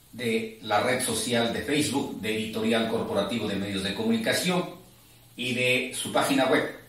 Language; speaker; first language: Spanish; native; Spanish